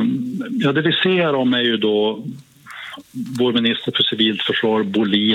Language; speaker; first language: Swedish; native; Swedish